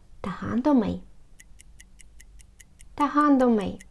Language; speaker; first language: Swedish; non-native, learner; Ukrainian